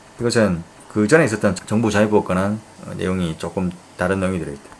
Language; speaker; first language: Korean; native; Korean